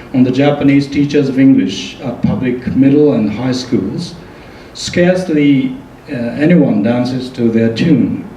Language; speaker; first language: English; non-native, fluent; Japanese